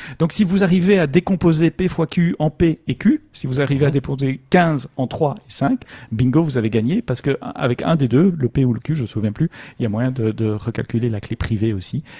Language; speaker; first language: French; native; French